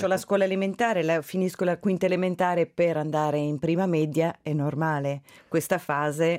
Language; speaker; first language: Italian; native; Italian